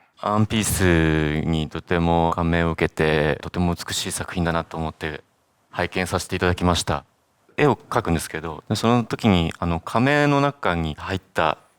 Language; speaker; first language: Japanese; native; Japanese